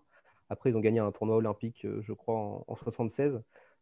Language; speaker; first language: French; native; French